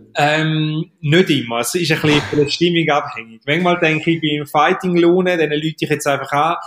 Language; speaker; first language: German; native; German